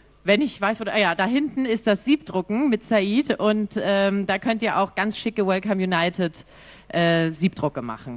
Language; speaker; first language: German; native; German